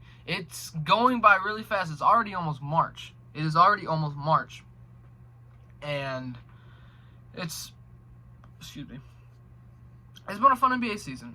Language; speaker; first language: English; native; English